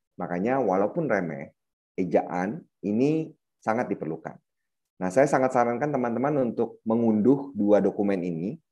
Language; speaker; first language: Indonesian; native; Indonesian